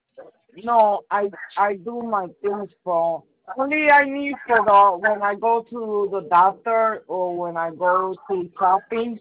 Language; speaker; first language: English; non-native, learner; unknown